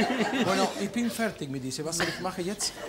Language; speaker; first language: German; non-native, fluent; Spanish